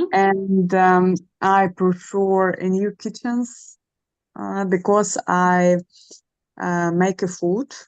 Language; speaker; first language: English; non-native, learner; Russian